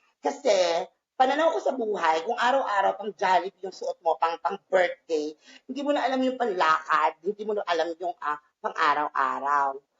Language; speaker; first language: Filipino; native; Filipino